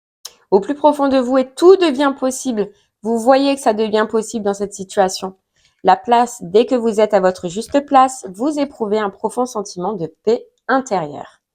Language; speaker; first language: French; native; French